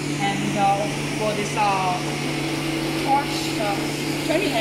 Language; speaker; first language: English; non-native, learner; Chinese